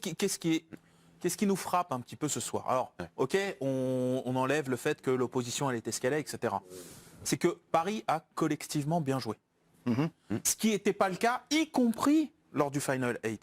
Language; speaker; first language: French; native; French